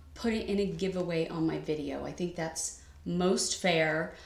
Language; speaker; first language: English; native; English